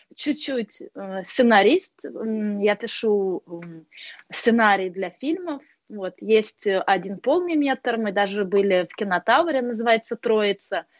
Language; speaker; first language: Russian; non-native, fluent; Lithuanian